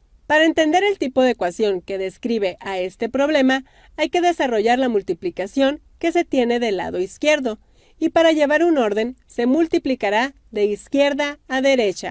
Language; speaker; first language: Spanish; native; Spanish